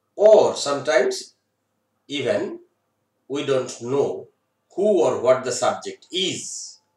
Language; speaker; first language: English; non-native, local second language; Bangla